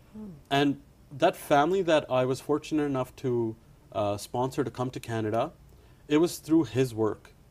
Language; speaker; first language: English; early bilingual, other home language; Punjabi